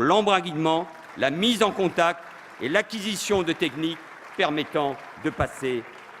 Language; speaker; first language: French; native; French